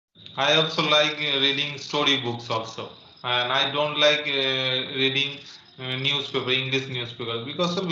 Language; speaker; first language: English; non-native, learner; Bangla